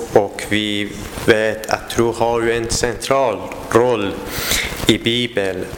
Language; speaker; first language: Swedish; non-native, fluent; Persian